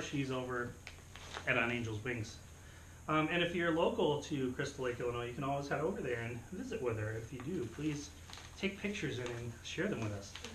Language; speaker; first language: English; native; English